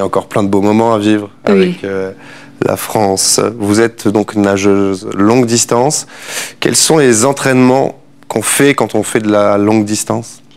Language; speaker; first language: French; native; French